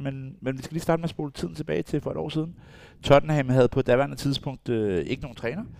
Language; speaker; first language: Danish; native; Danish